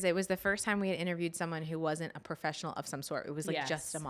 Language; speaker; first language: English; native; English